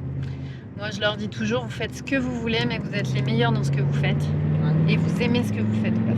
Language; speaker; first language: French; native; French